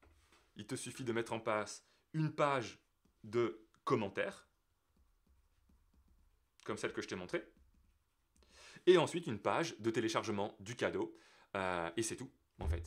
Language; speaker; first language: French; native; French